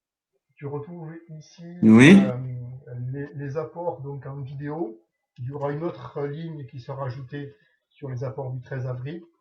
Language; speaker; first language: French; native; French